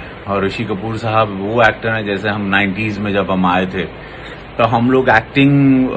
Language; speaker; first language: Hindi; native; Hindi